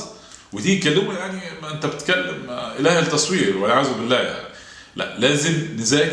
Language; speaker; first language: Arabic; native; Arabic